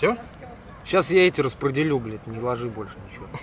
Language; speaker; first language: Russian; native; Russian